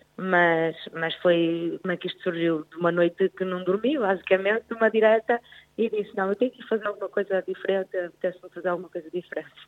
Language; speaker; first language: Portuguese; native; Portuguese